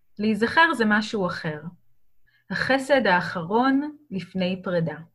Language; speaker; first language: Hebrew; native; Hebrew